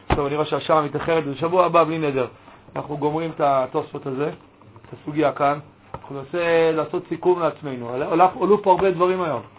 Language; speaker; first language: Hebrew; native; Hebrew